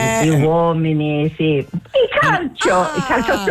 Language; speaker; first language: Italian; non-native, learner; English